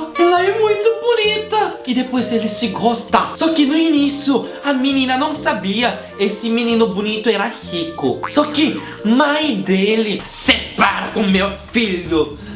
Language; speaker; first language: Portuguese; non-native, fluent; Korean